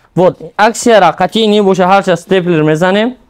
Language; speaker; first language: Russian; non-native, local second language; Tajik